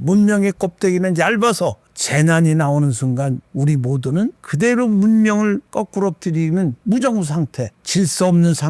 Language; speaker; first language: Korean; native; Korean